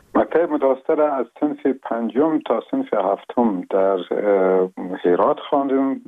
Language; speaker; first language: Persian; non-native, local second language; Pashto